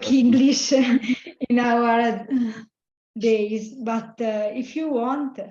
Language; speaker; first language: English; non-native, learner; Italian